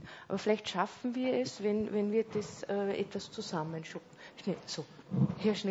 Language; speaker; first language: German; native; German